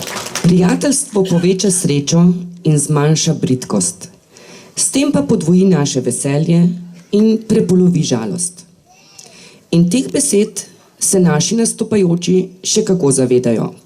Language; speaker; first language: Slovenian; native; Slovenian